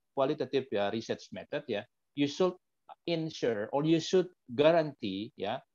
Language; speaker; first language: English; non-native, fluent; Indonesian